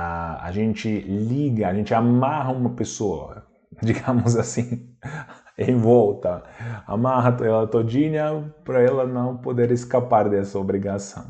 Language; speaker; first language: Portuguese; non-native, fluent; Russian